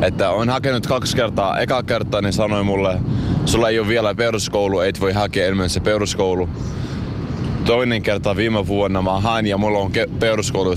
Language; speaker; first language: Finnish; non-native, fluent; Arabic